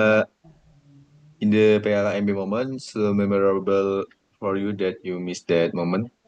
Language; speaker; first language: English; non-native, learner; Indonesian